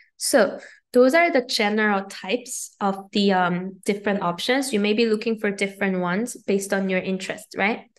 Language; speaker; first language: English; native; English